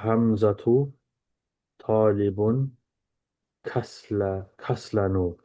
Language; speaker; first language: Arabic; non-native, learner; English